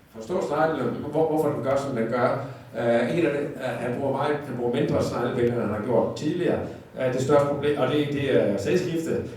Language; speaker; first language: Danish; native; Danish